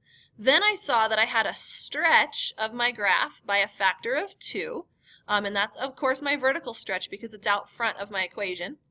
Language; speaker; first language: English; native; English